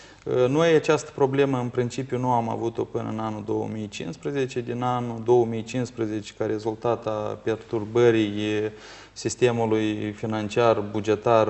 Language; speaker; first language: Romanian; native; Romanian